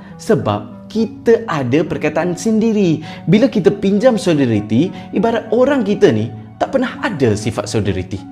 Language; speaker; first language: Malay; native; Malay